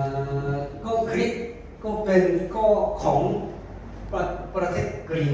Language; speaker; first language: Thai; non-native, fluent; Korean